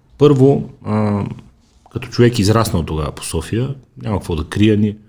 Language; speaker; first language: Bulgarian; native; Bulgarian